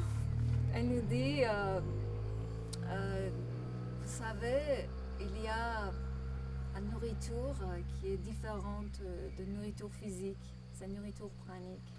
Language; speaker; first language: French; non-native, learner; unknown